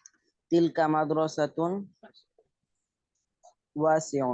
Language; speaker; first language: Arabic; non-native, learner; Bangla